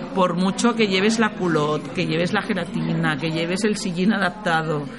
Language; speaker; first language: Spanish; native; Spanish